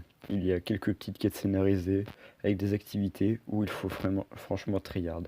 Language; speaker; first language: French; native; French